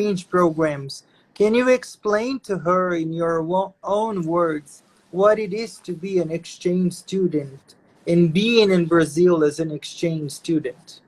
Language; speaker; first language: English; non-native, fluent; Portuguese